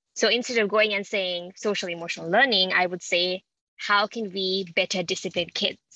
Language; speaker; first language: English; non-native, local second language; Sinhala